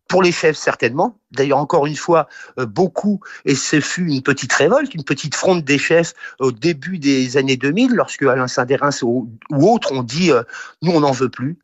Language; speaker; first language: French; native; French